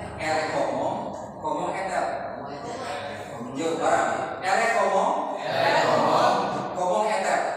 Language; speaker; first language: French; non-native, learner; Indonesian